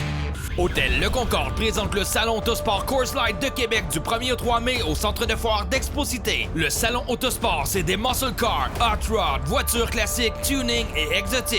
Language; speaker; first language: French; native; French